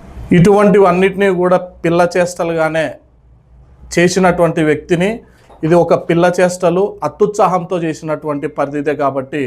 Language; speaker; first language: Telugu; native; Telugu